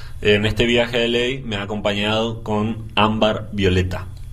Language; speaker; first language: Spanish; native; Spanish